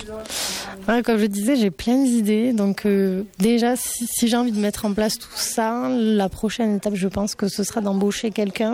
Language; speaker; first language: French; native; French